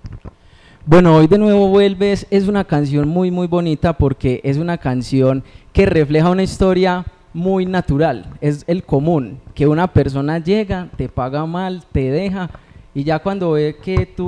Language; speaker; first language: Spanish; native; Spanish